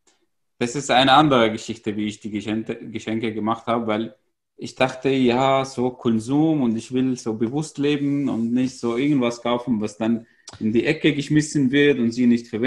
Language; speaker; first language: German; non-native, fluent; Arabic